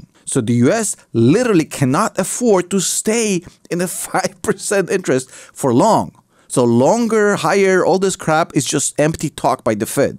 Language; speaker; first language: English; native; English